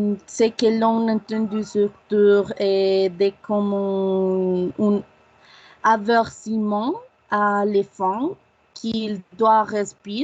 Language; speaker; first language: French; non-native, learner; Spanish